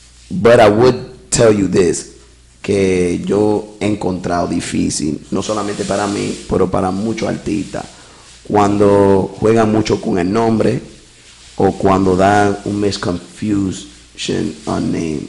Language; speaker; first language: Spanish; early bilingual, heritage; Spanish